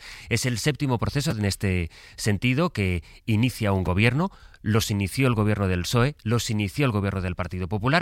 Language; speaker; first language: Spanish; native; Spanish